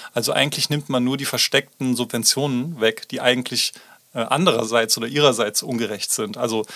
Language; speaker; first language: German; native; German